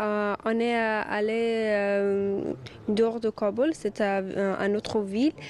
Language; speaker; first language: French; non-native, learner; Persian